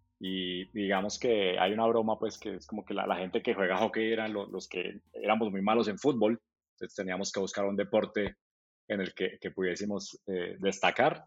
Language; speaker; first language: Spanish; native; Spanish